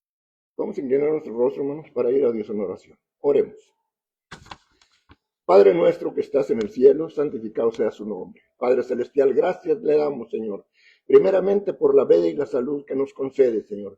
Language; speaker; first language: Spanish; native; Spanish